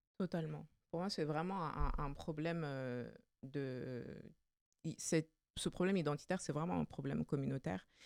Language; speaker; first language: French; early bilingual, other home language; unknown